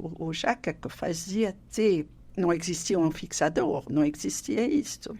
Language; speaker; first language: Portuguese; non-native, fluent; French